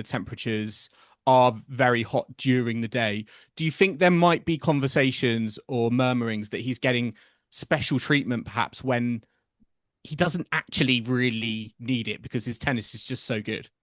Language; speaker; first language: English; native; English